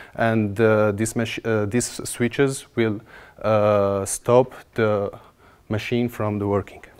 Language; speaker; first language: English; non-native, fluent; Armenian